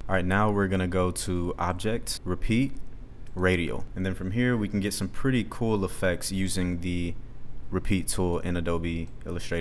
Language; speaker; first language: English; native; English